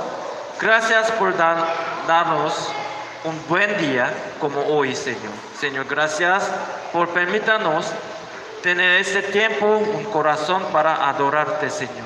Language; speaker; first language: Spanish; non-native, learner; Korean